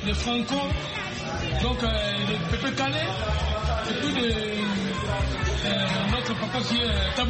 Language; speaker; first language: French; non-native, local second language; Lingala